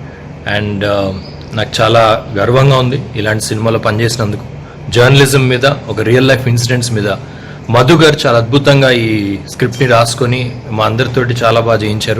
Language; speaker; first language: Telugu; native; Telugu